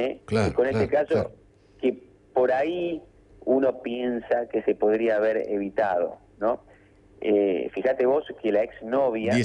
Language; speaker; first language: Spanish; native; Spanish